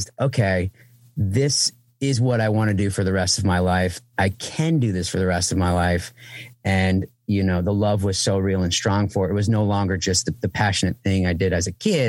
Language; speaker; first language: English; native; English